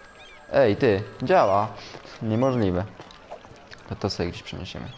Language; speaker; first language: Polish; native; Polish